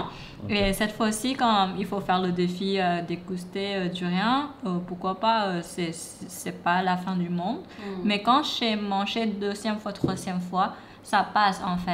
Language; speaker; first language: French; non-native, fluent; Thai